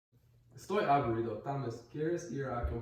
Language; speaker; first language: Spanish; non-native, learner; English